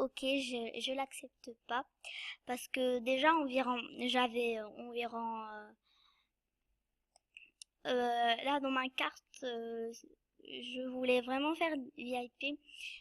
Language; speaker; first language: French; non-native, local second language; Arabic